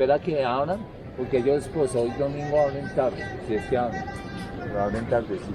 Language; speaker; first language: Spanish; native; Spanish